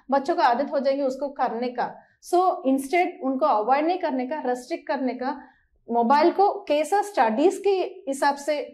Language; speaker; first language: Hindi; non-native, local second language; Malayalam